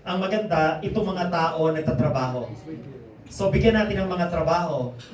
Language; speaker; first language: Filipino; native; Filipino